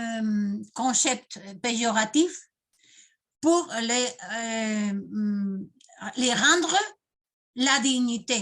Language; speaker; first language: French; non-native, fluent; Spanish